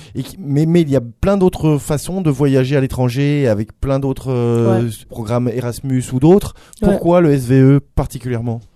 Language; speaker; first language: French; native; French